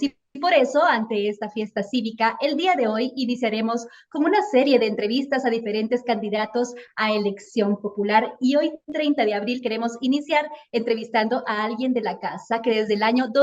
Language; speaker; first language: Spanish; native; Spanish